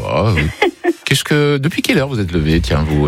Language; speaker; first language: French; native; French